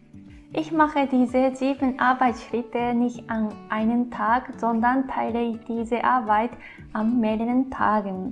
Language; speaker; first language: German; non-native, fluent; Japanese